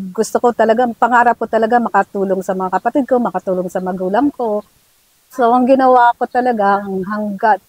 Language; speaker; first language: Filipino; non-native, local second language; Bikol